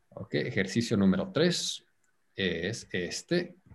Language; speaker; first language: Spanish; native; Spanish